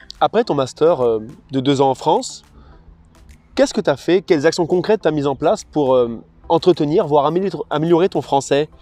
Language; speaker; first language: French; native; French